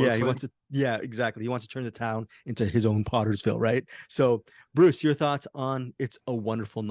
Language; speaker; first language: English; native; English